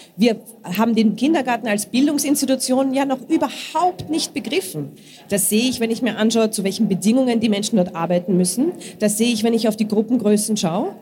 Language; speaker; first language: German; native; German